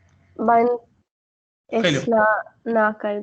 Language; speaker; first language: Persian; non-native, learner; Urdu